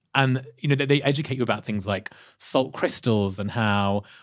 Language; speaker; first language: English; native; English